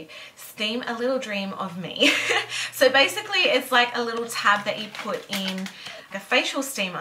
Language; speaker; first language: English; native; English